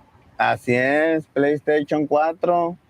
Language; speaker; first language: Spanish; native; Spanish